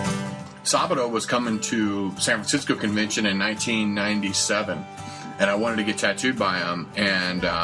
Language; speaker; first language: English; native; English